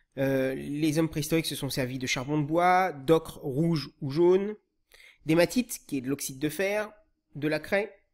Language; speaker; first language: French; native; French